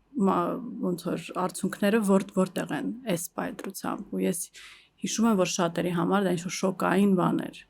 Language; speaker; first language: Armenian; early bilingual, heritage; Armenian